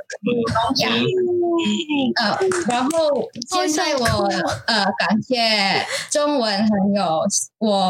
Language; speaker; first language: Chinese; non-native, learner; English